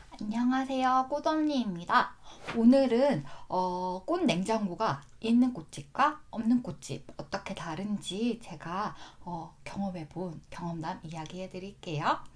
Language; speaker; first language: Korean; native; Korean